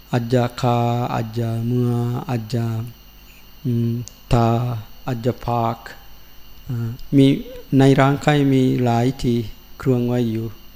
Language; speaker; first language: Thai; non-native, learner; Sinhala